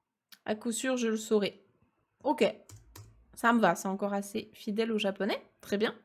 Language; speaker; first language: French; native; French